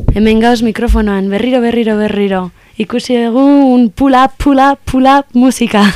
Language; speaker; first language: Basque; non-native, local second language; Spanish